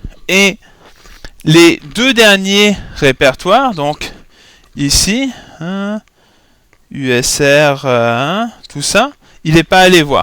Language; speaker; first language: French; native; French